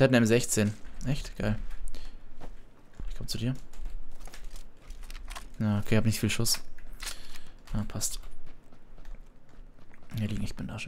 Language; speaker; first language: German; native; German